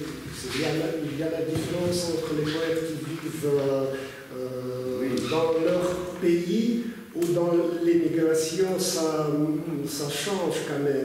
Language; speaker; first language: French; non-native, fluent; Russian